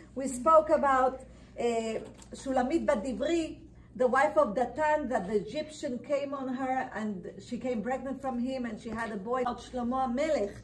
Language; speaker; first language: English; non-native, fluent; Hebrew